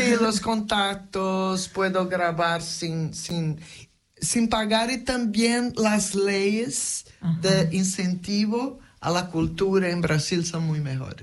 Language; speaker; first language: Spanish; non-native, fluent; Portuguese